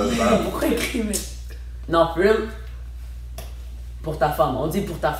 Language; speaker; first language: French; native; French